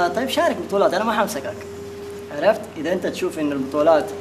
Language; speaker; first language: Arabic; native; Arabic